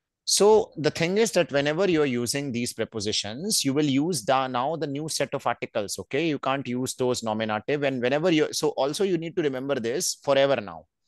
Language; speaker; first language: English; non-native, local second language; Hindi